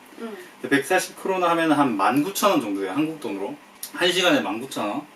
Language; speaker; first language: Korean; native; Korean